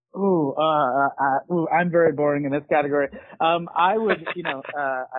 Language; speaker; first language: English; native; English